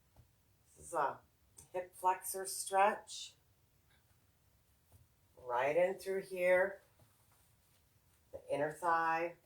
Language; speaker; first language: English; native; English